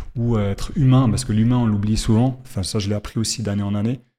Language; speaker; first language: French; native; French